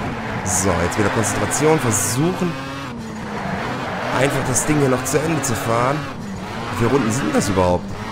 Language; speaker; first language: German; native; German